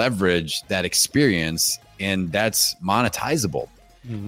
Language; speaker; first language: English; native; English